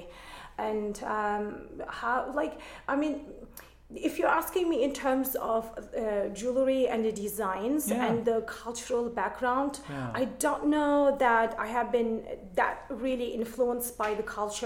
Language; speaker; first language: English; non-native, fluent; German